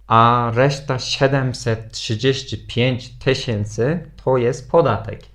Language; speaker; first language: Polish; non-native, fluent; Turkish